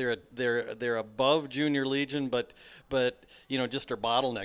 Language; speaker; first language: English; native; English